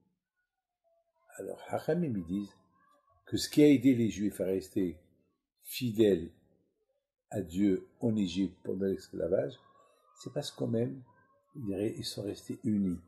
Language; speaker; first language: French; non-native, local second language; Arabic